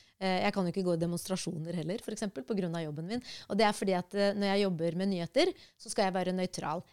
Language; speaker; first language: Norwegian; early bilingual, other home language; Arabic